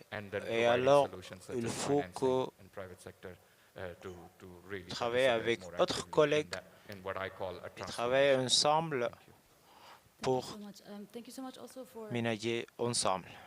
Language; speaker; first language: French; non-native, learner; Arabic